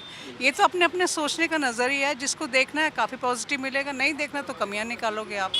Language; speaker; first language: Hindi; native; Hindi